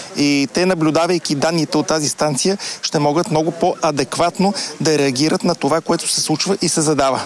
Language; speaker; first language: Bulgarian; native; Bulgarian